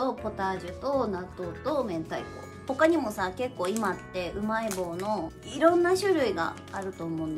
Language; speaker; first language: Japanese; native; Japanese